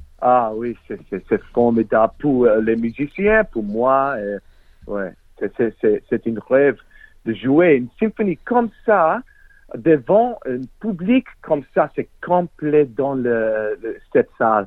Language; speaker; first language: French; non-native, learner; English